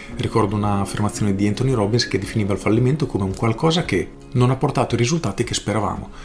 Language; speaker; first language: Italian; native; Italian